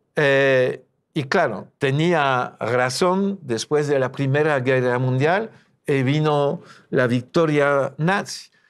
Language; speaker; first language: Spanish; non-native, fluent; French